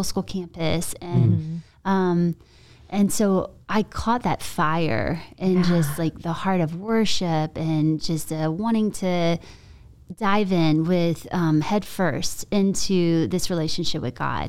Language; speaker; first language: English; native; English